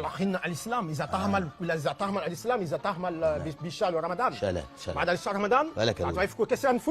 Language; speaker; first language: Arabic; non-native, learner; Wolof